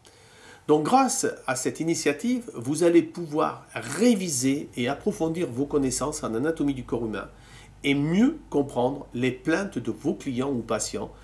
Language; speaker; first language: French; native; French